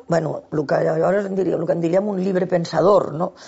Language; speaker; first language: Spanish; non-native, local second language; Catalan